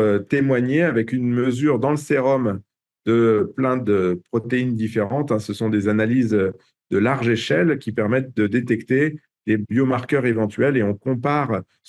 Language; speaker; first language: French; native; French